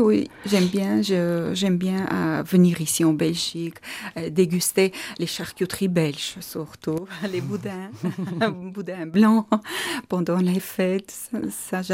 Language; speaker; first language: French; non-native, fluent; Armenian